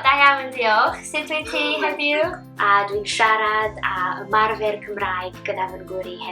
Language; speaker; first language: Welsh; non-native, learner; Romanian